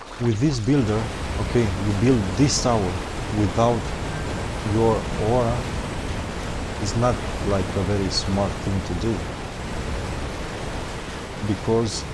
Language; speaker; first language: English; non-native, fluent; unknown